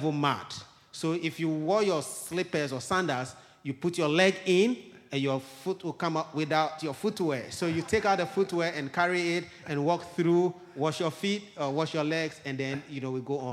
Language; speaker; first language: English; non-native, local second language; Ewe